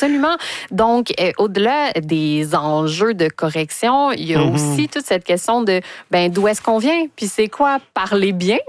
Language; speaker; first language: French; native; French